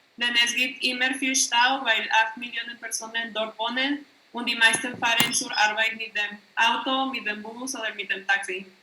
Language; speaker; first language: German; non-native, learner; Spanish